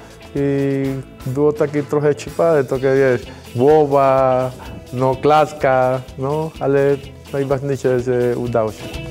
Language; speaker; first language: Polish; non-native, learner; Spanish